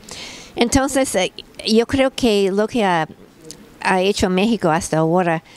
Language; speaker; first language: Spanish; non-native, fluent; English